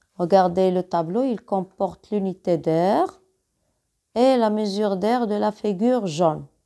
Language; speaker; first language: French; non-native, local second language; Arabic